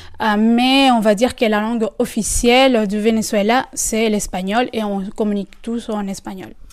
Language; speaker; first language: French; non-native, fluent; Spanish